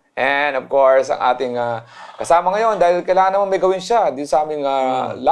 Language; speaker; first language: Filipino; native; Filipino